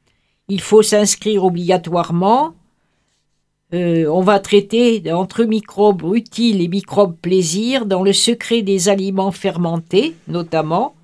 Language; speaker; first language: French; native; French